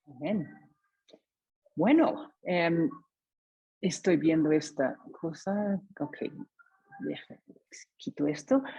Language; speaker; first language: Spanish; non-native, fluent; English